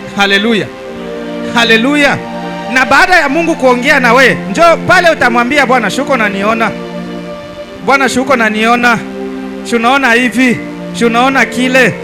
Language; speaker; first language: Swahili; native; Swahili